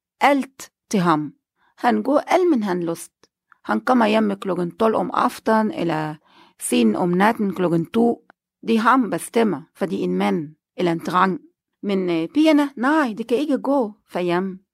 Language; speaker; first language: Danish; non-native, learner; Arabic